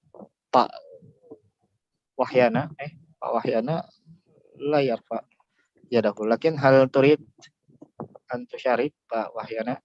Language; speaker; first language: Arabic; non-native, learner; Indonesian